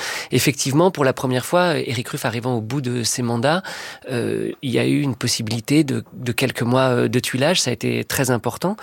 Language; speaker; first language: French; native; French